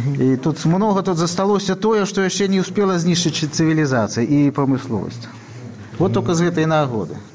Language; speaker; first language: Belarusian; non-native, local second language; Russian